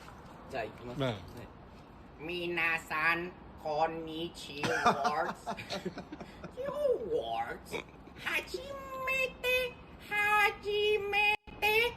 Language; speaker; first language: Japanese; non-native, learner; English